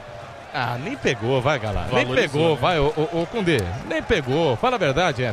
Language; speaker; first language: Portuguese; native; Portuguese